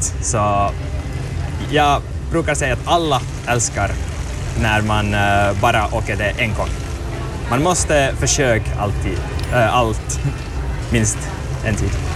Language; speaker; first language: Swedish; non-native, learner; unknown